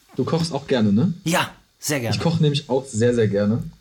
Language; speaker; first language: German; native; German